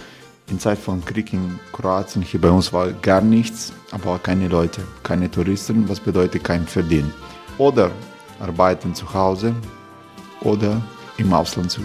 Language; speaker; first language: German; non-native, learner; Croatian